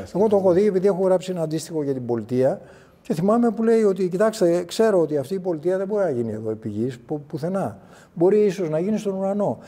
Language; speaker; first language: Greek; native; Greek